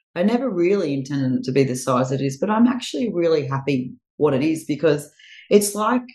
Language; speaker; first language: English; native; English